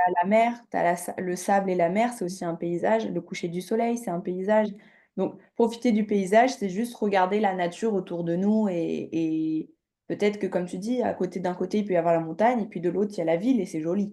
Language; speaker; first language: French; native; French